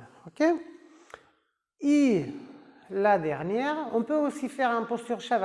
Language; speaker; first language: French; non-native, fluent; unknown